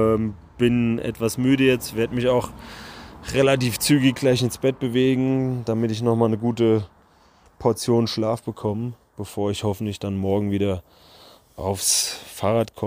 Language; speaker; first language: German; native; German